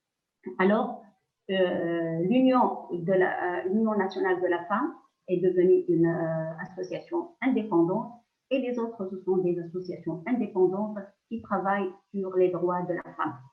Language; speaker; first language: French; non-native, local second language; Arabic